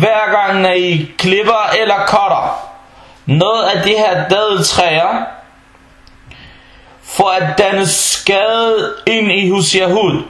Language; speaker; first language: Danish; non-native, fluent; Arabic